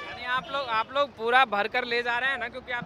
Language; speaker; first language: Hindi; native; Hindi